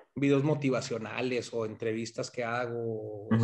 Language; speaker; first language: Spanish; native; Spanish